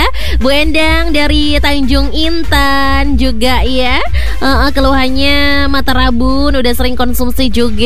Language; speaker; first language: Indonesian; native; Indonesian